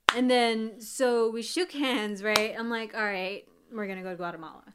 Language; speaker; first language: English; early bilingual, other home language; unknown